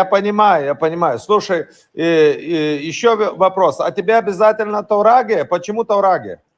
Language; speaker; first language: Russian; non-native, fluent; Lithuanian